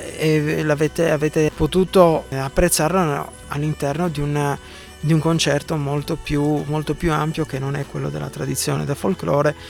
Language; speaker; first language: Italian; native; Italian